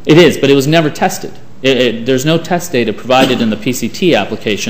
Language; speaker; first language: English; native; English